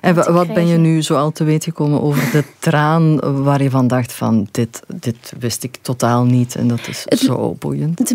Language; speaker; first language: Dutch; native; Dutch